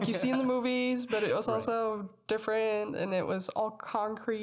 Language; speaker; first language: English; non-native, fluent; Danish